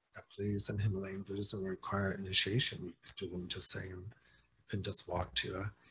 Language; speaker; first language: English; native; English